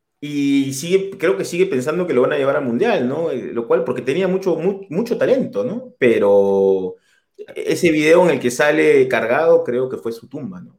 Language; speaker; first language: Spanish; native; Spanish